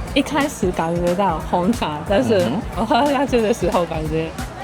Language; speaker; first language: Chinese; non-native, learner; Japanese